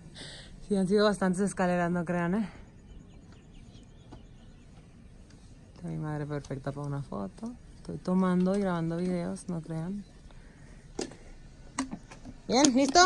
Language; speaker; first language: Spanish; native; Spanish